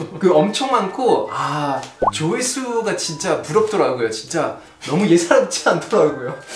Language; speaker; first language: Korean; non-native, fluent; French